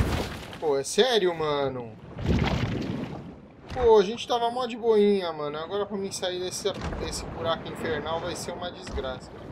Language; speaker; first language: Portuguese; native; Portuguese